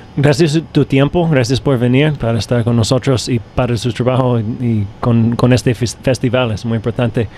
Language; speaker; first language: Spanish; non-native, fluent; English